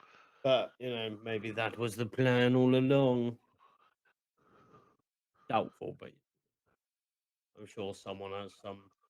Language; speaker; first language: English; native; English